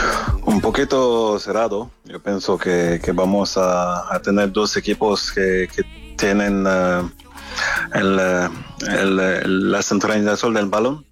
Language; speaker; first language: Spanish; non-native, fluent; French